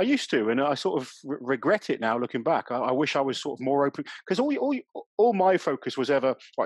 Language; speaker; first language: English; native; English